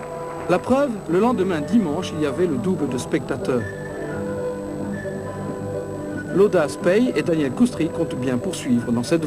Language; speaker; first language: French; native; French